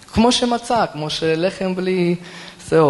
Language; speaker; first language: Hebrew; non-native, fluent; Russian